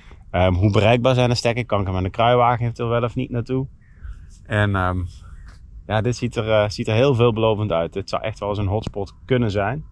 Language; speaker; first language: Dutch; native; Dutch